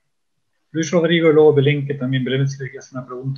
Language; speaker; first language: Spanish; native; Spanish